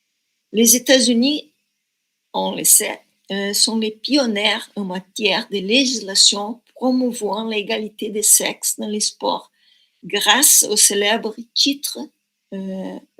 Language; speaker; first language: French; non-native, fluent; Portuguese